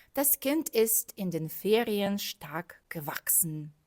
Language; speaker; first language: German; non-native, fluent; Ukrainian